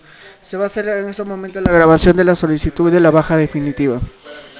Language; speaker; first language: Spanish; native; Spanish